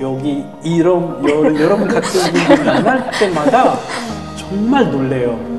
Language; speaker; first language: Korean; non-native, fluent; French